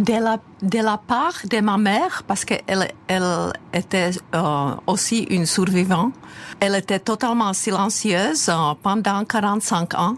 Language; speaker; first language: French; non-native, fluent; Czech